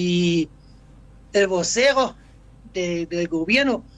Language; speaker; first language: Spanish; non-native, fluent; German